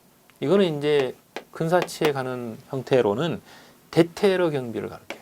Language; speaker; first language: Korean; native; Korean